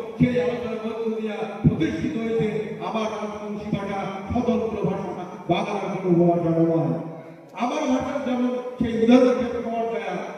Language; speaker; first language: Bangla; non-native, local second language; Rangpuri